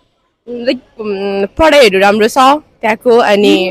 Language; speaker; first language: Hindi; non-native, learner; Nepali